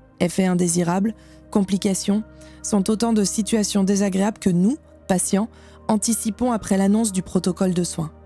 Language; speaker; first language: French; native; French